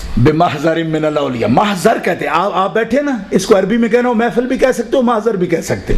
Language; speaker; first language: Urdu; non-native, local second language; Punjabi